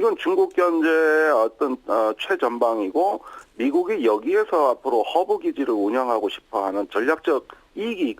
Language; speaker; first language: Korean; native; Korean